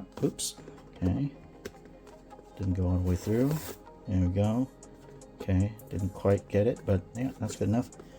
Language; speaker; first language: English; native; English